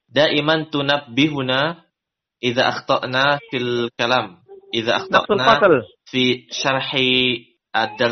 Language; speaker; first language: Arabic; non-native, fluent; Indonesian